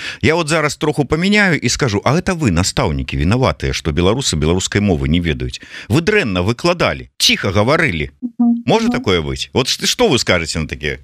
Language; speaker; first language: Belarusian; native; Belarusian